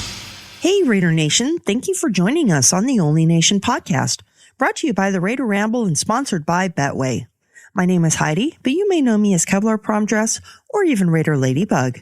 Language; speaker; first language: English; native; English